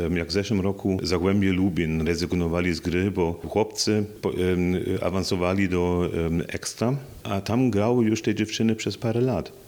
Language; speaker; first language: Polish; non-native, fluent; German